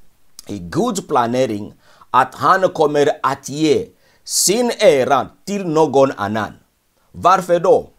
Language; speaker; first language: Swedish; non-native, fluent; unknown